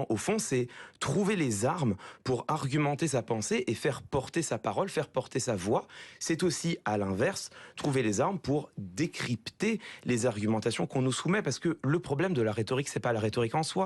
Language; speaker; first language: French; native; French